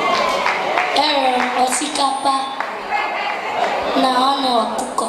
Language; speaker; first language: Igbo; early bilingual, heritage; Igbo